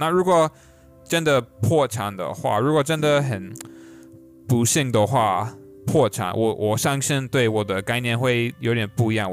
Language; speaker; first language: Chinese; non-native, fluent; English